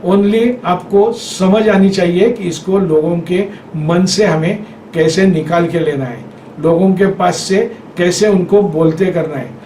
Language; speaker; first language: Hindi; non-native, local second language; Marathi